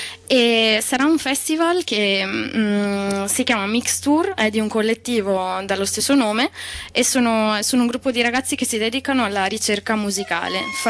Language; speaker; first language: Italian; native; Italian